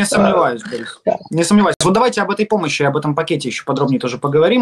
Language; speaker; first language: Russian; native; Russian